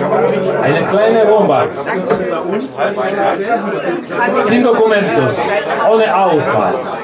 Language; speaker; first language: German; non-native, fluent; Spanish